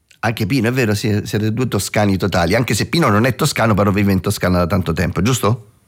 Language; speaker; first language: Italian; native; Italian